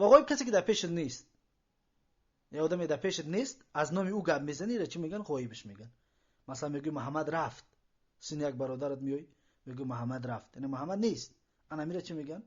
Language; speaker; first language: Persian; native; Persian